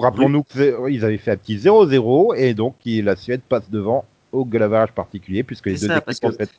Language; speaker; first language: French; native; French